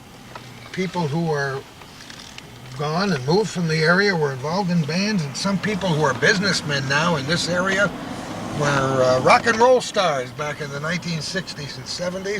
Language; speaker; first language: English; native; English